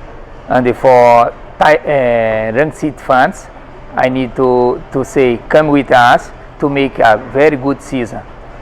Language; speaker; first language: English; non-native, learner; Portuguese